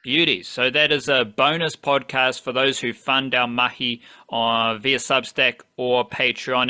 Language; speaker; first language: English; native; English